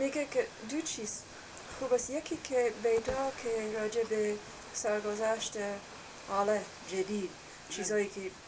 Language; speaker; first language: Persian; non-native, fluent; English